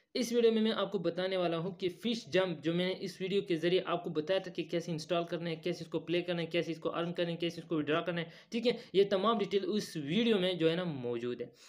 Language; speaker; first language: Urdu; non-native, local second language; Punjabi